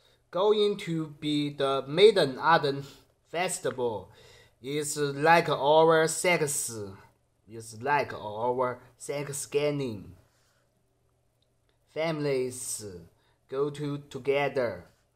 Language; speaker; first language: English; non-native, learner; Chinese